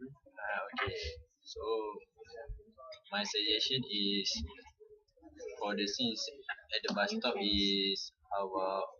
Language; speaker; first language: English; non-native, local second language; Malay